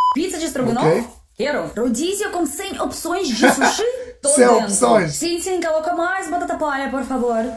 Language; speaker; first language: Portuguese; non-native, fluent; Russian